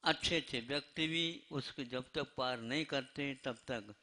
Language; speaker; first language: Hindi; non-native, local second language; Kannada